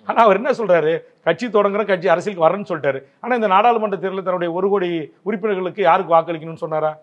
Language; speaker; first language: Tamil; native; Tamil